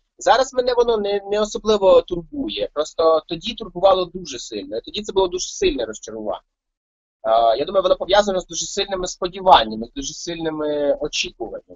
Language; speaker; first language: Ukrainian; native; Ukrainian